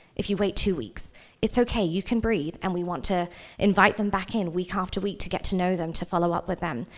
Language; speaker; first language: English; native; English